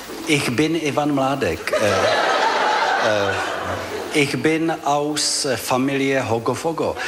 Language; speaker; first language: German; non-native, learner; Czech